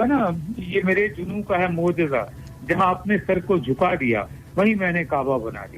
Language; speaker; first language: Hindi; native; Hindi